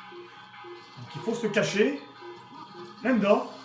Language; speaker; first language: French; native; French